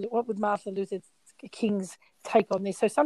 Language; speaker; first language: English; native; English